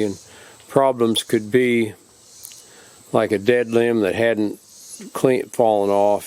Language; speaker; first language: English; native; English